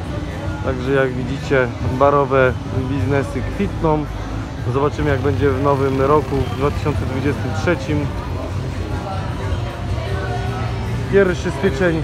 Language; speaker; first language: Polish; native; Polish